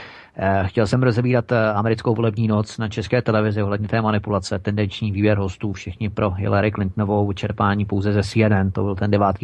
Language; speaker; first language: Czech; native; Czech